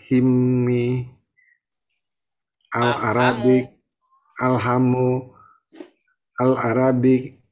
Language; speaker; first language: Arabic; non-native, learner; Indonesian